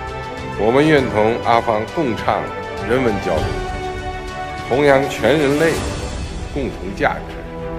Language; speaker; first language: Chinese; native; Chinese